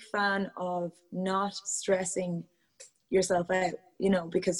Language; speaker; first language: English; native; English